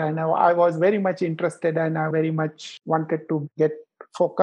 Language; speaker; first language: English; non-native, local second language; Marathi